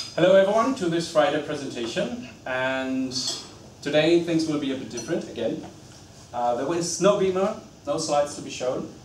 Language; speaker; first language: English; non-native, fluent; German